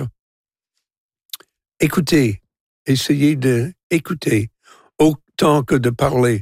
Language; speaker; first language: French; non-native, local second language; English